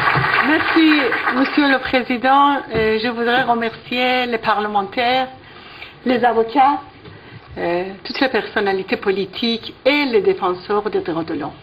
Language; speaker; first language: French; non-native, fluent; Persian